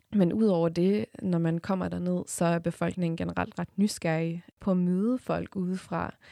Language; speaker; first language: Danish; early bilingual, other home language; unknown